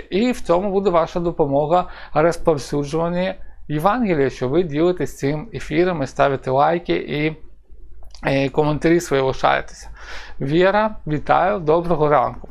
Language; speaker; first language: Ukrainian; non-native, local second language; Russian